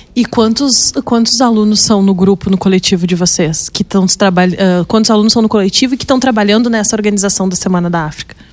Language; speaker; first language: Portuguese; native; Portuguese